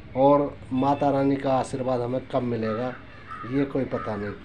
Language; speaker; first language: Hindi; native; Hindi